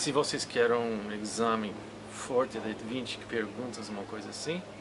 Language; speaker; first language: Portuguese; non-native, fluent; English